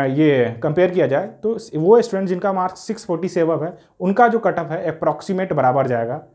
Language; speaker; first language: Hindi; native; Hindi